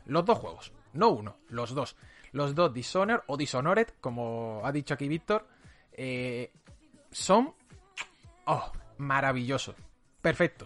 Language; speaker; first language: Spanish; native; Spanish